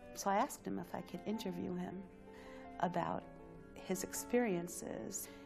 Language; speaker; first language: English; native; English